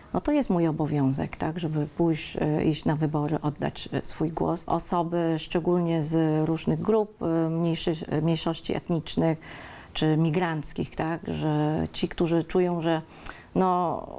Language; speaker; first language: Polish; early bilingual, other home language; Vietnamese